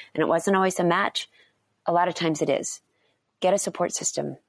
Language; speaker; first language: English; native; English